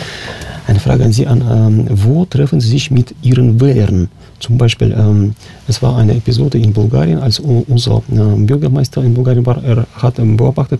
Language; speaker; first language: German; non-native, fluent; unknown